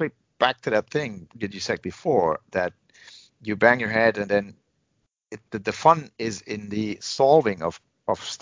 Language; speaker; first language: English; non-native, fluent; Finnish